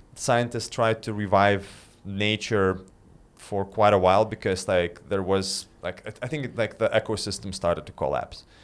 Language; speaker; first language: English; non-native, fluent; Lithuanian